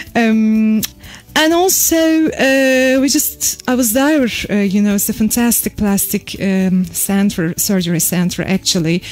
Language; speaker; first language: English; non-native, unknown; Turkish